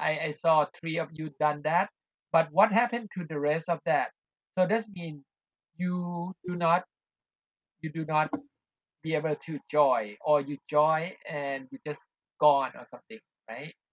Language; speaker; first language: English; non-native, learner; Thai